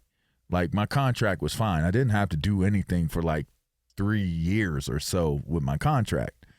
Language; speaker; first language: English; native; English